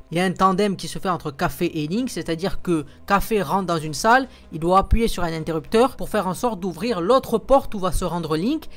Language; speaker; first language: French; native; French